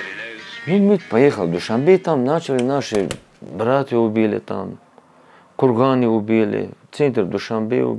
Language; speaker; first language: Russian; non-native, local second language; Tajik